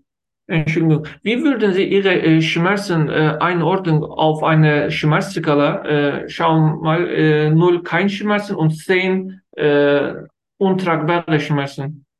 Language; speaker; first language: German; non-native, learner; Turkish